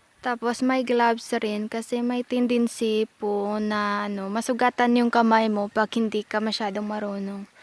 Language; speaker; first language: Filipino; non-native, local second language; Cebuano